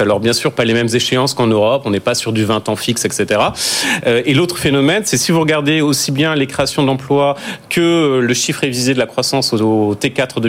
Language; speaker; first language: French; native; French